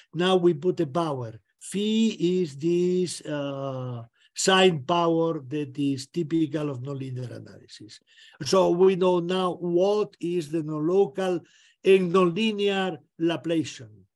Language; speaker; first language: English; non-native, fluent; Spanish